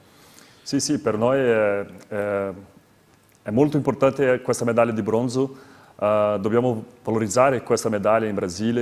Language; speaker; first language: Italian; non-native, learner; Portuguese